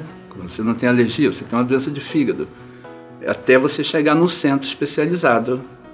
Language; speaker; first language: Portuguese; native; Portuguese